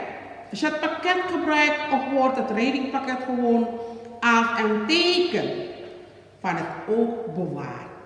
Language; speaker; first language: Dutch; non-native, learner; Indonesian